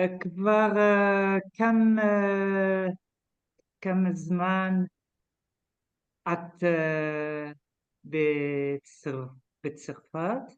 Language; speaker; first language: Hebrew; non-native, learner; French